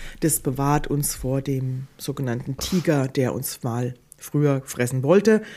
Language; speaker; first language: German; native; German